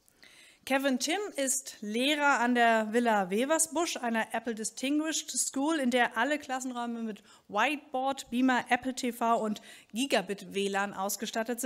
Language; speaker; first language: German; native; German